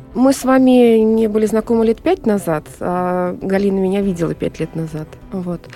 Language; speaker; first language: Russian; native; Russian